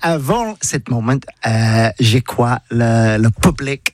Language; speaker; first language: French; non-native, learner; English